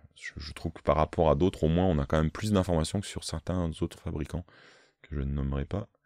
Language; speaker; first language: French; native; French